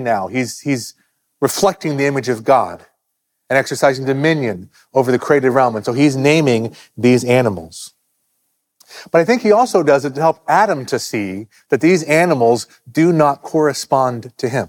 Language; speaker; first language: English; native; English